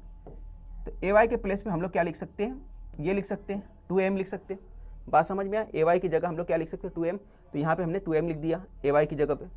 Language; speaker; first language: Hindi; native; Hindi